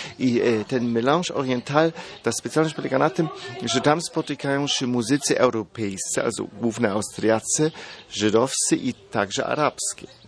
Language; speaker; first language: Polish; non-native, fluent; German